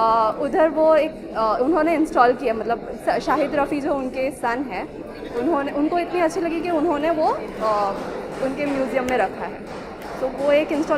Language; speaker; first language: Hindi; native; Hindi